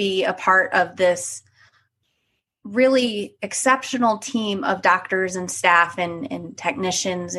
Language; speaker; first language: English; native; English